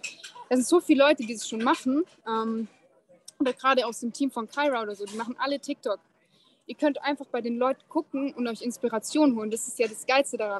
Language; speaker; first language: German; native; German